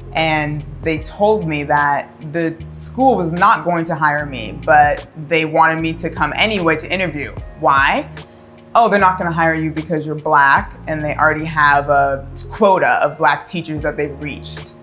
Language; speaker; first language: English; native; English